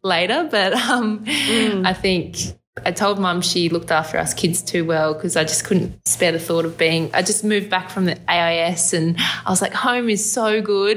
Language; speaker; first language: English; native; English